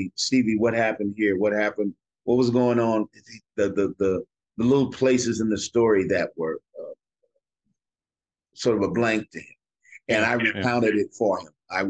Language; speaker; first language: English; native; English